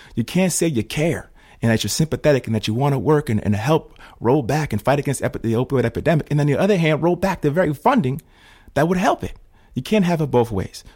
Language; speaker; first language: English; native; English